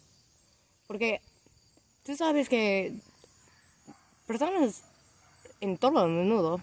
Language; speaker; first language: Spanish; non-native, learner; English